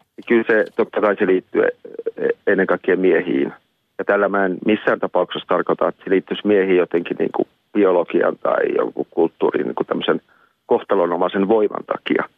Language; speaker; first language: Finnish; native; Finnish